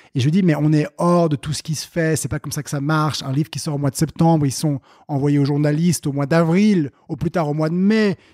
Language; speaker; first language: French; native; French